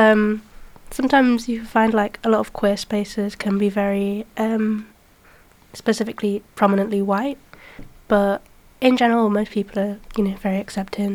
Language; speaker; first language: English; native; English